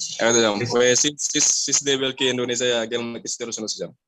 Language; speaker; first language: Turkish; non-native, learner; Indonesian